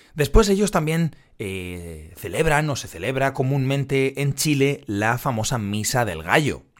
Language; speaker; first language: Spanish; native; Spanish